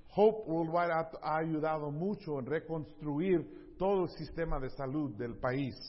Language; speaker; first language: Spanish; early bilingual, heritage; Spanish